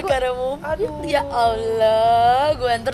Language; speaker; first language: Indonesian; native; Indonesian